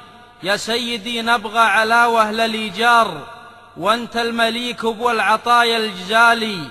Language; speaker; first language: Arabic; native; Arabic